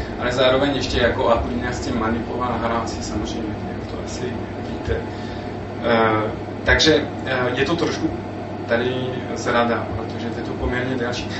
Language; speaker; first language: Czech; non-native, fluent; French